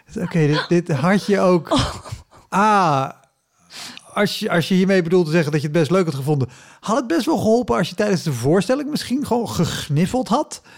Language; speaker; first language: Dutch; native; Dutch